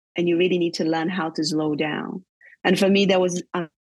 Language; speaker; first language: English; non-native, fluent; Portuguese